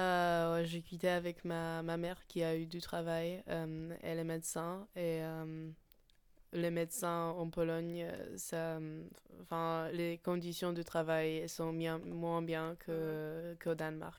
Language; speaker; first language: French; non-native, fluent; Polish